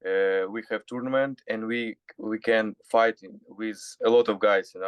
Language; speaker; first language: English; non-native, learner; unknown